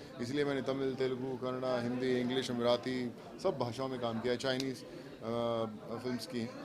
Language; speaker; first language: Hindi; non-native, local second language; Punjabi